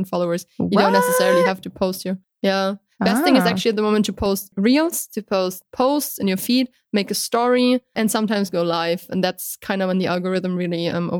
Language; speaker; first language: English; non-native, fluent; German